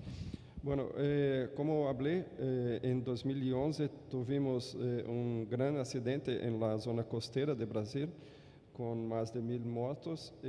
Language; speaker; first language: Spanish; non-native, fluent; Portuguese